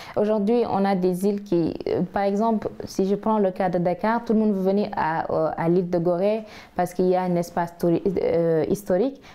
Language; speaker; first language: French; non-native, local second language; Wolof